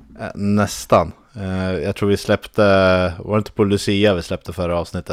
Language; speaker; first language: Swedish; native; Swedish